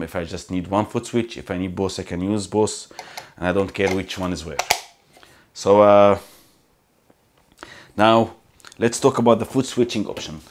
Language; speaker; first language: English; non-native, fluent; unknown